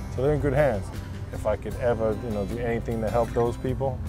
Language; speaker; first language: English; native; English